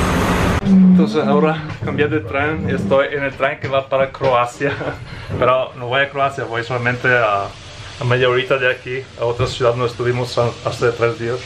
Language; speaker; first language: Spanish; non-native, fluent; Italian